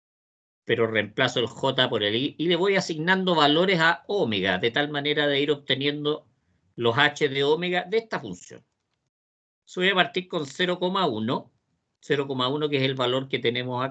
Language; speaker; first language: Spanish; native; Spanish